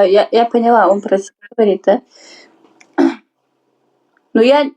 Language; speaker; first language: Russian; non-native, learner; Uzbek